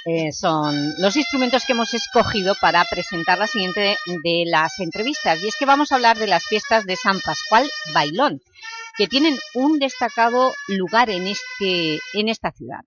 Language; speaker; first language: Spanish; native; Spanish